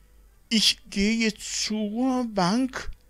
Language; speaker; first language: German; non-native, learner; Rundi